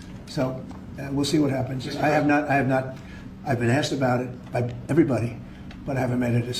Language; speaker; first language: English; native; English